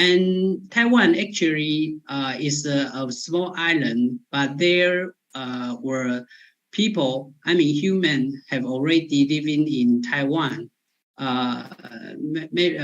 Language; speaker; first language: English; non-native, fluent; Chinese